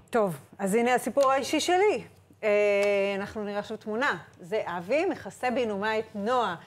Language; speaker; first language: Hebrew; native; Hebrew